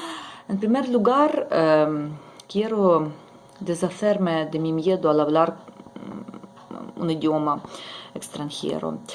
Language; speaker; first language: Spanish; non-native, learner; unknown